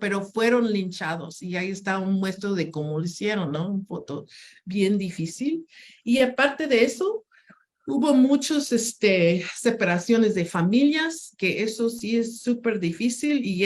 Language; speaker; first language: Spanish; non-native, fluent; English